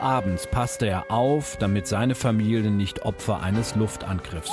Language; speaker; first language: German; native; German